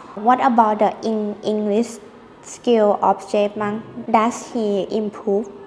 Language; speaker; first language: English; non-native, learner; Thai